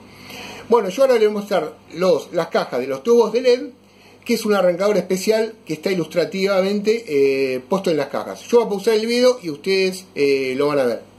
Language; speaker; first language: Spanish; native; Spanish